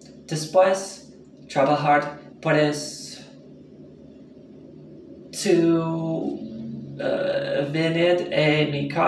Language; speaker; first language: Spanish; non-native, learner; English